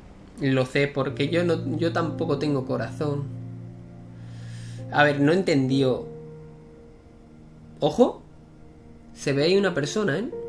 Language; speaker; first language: Spanish; native; Spanish